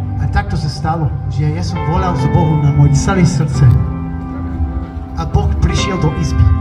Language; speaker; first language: Slovak; non-native, learner; English